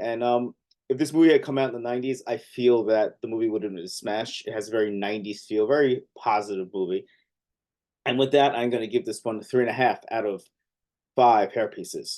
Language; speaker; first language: English; native; English